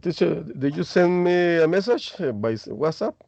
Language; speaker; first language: English; non-native, learner; Spanish